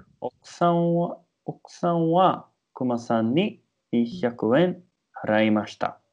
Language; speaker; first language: Japanese; non-native, learner; English